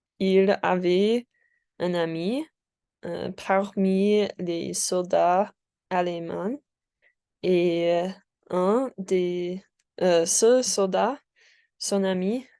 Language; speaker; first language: French; non-native, learner; English